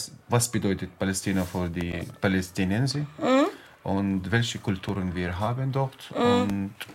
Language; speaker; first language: German; non-native, learner; Arabic